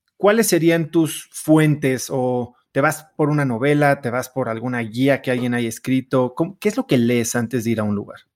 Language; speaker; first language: Spanish; native; Spanish